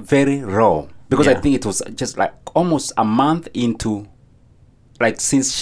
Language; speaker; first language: English; non-native, local second language; Meru